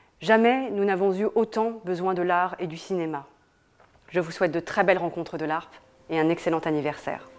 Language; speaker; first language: French; native; French